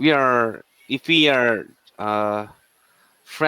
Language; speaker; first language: English; non-native, learner; Korean